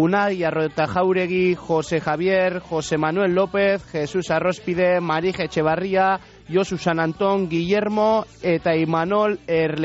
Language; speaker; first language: Basque; native; Basque